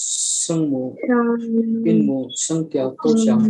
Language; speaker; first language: Chinese; non-native, learner; Indonesian